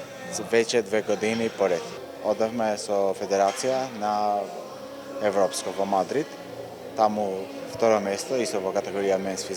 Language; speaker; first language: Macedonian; non-native, local second language; Albanian